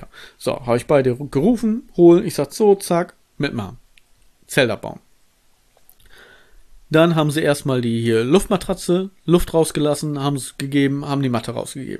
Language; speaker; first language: German; native; German